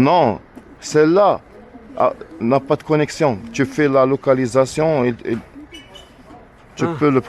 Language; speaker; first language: French; non-native, learner; Arabic